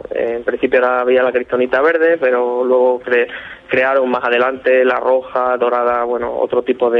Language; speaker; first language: Spanish; native; Spanish